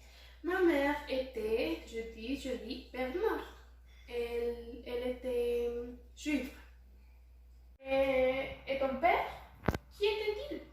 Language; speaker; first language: French; non-native, learner; Spanish